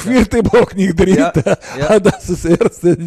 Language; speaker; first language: German; non-native, learner; Russian